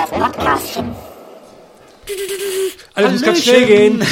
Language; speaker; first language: German; native; German